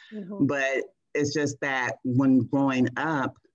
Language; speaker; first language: English; native; English